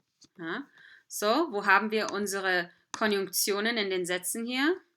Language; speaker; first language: German; non-native, fluent; English